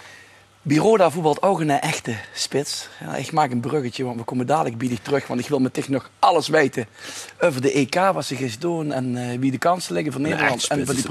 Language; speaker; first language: Dutch; native; Dutch